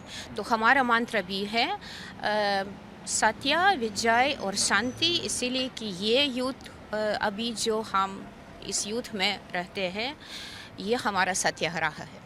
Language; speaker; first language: Hindi; non-native, fluent; Ukrainian